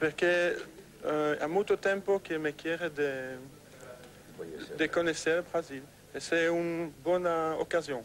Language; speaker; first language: Portuguese; non-native, learner; French